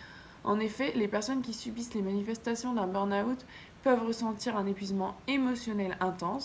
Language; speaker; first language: French; native; French